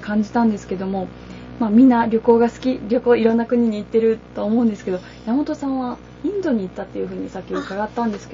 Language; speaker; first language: Japanese; native; Japanese